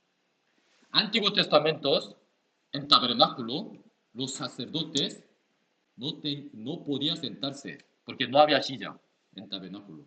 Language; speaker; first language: Spanish; non-native, learner; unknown